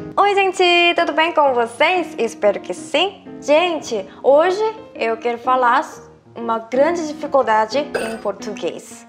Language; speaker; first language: Portuguese; non-native, fluent; Korean